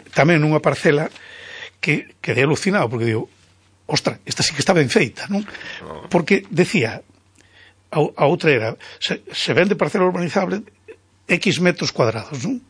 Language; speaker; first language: Galician; native; Galician